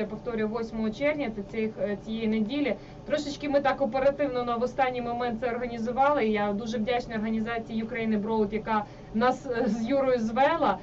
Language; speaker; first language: Ukrainian; native; Ukrainian